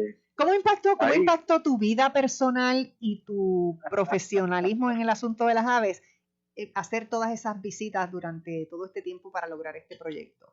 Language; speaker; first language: Spanish; native; Spanish